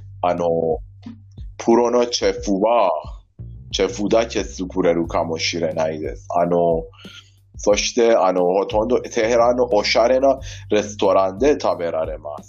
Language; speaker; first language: Japanese; non-native, learner; Persian